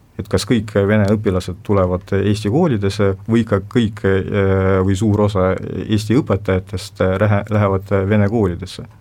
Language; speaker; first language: Estonian; non-native, local second language; Russian